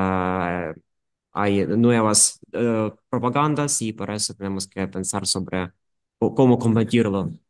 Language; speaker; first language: Spanish; non-native, fluent; Ukrainian